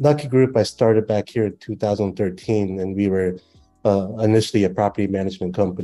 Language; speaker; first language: English; native; English